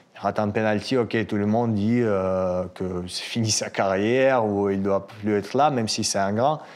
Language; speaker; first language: French; non-native, fluent; Russian